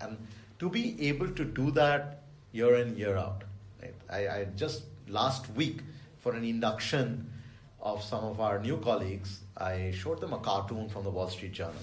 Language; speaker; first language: English; non-native, local second language; Bangla